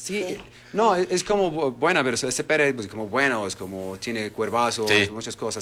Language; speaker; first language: Spanish; non-native, learner; Arabic